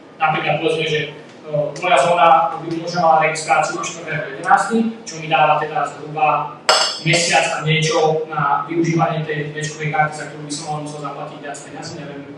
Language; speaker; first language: Slovak; native; Slovak